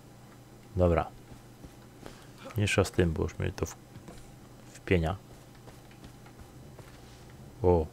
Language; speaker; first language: Polish; native; Polish